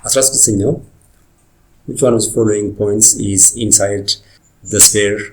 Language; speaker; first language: English; non-native, local second language; Amharic